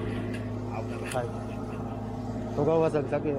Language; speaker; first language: Japanese; non-native, learner; Cebuano